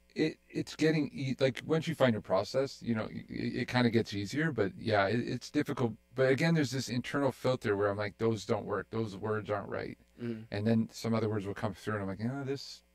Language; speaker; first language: English; native; English